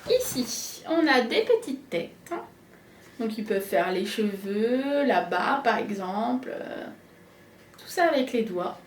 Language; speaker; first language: French; native; French